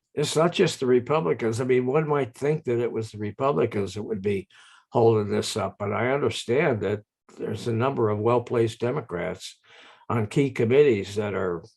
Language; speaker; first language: English; native; English